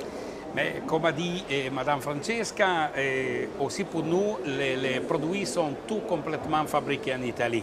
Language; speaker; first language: French; non-native, learner; Italian